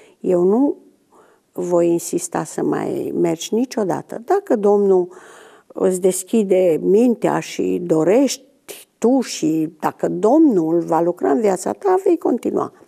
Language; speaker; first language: Romanian; native; Romanian